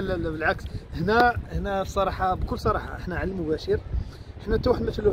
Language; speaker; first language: Arabic; native; Arabic